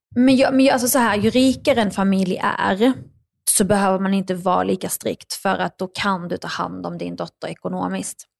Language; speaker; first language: Swedish; early bilingual, other home language; Arabic